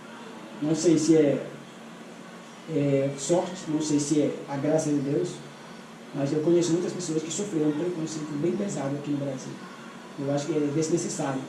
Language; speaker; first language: Portuguese; non-native, fluent; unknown